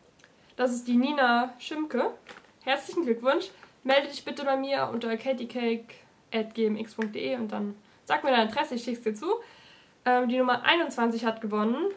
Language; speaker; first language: German; native; German